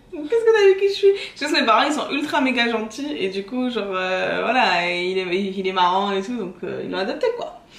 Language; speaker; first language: French; native; French